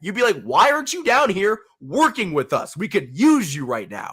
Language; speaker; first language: English; native; English